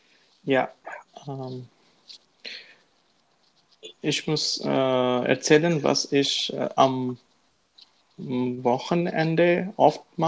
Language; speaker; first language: German; non-native, learner; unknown